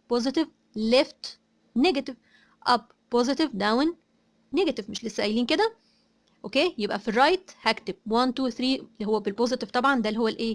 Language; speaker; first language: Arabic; native; Arabic